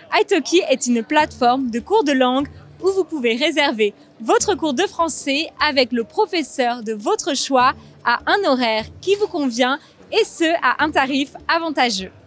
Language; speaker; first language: French; native; French